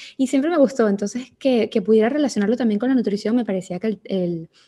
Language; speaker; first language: Spanish; native; Spanish